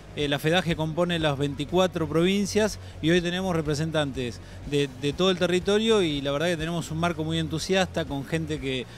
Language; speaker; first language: Spanish; native; Spanish